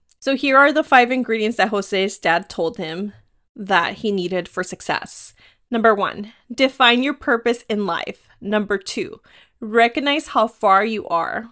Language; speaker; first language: English; early bilingual, other home language; Spanish